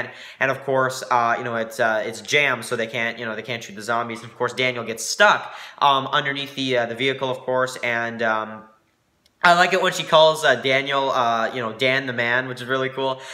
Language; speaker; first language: English; native; English